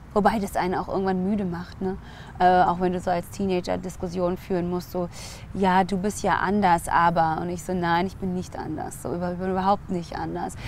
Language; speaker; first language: German; early bilingual, other home language; Tigrinya